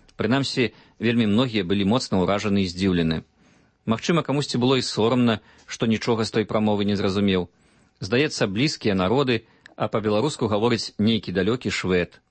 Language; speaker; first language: Belarusian; native; Belarusian